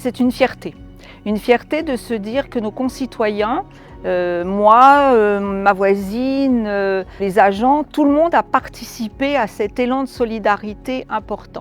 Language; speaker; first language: French; native; French